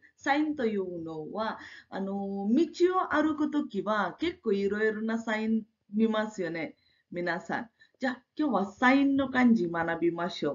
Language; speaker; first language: Japanese; non-native, fluent; Marathi